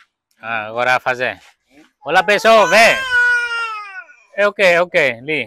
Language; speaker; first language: Portuguese; non-native, learner; Vietnamese